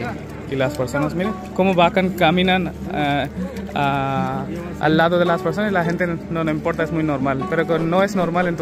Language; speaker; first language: Spanish; non-native, learner; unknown